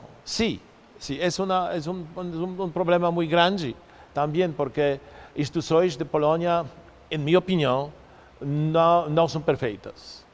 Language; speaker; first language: Portuguese; non-native, fluent; Polish